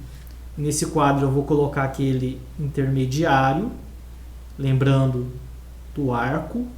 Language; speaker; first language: Portuguese; native; Portuguese